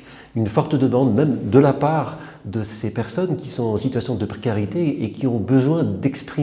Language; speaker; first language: French; native; French